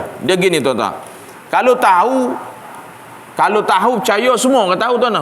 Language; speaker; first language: Malay; native; Malay